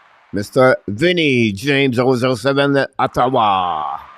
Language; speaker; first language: English; non-native, local second language; French